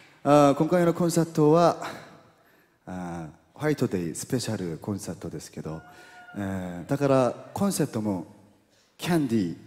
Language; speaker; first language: Japanese; non-native, fluent; Korean